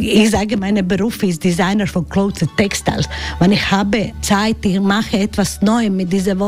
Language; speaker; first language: German; non-native, learner; Croatian